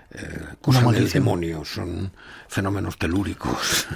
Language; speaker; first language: Spanish; native; Spanish